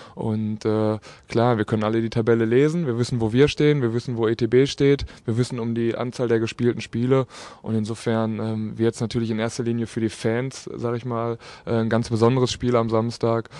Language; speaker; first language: German; native; German